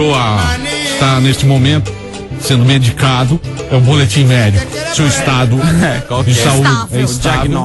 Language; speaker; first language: Portuguese; native; Portuguese